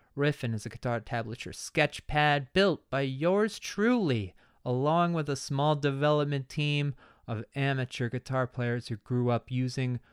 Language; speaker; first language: English; native; English